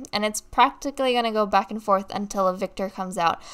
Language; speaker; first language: English; native; English